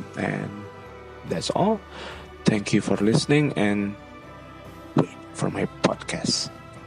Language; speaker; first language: English; non-native, fluent; Indonesian